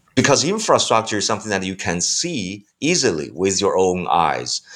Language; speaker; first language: English; non-native, fluent; Chinese